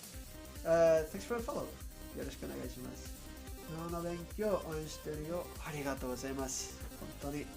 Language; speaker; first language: Japanese; non-native, learner; Spanish